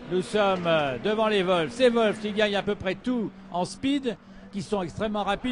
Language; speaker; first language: French; native; French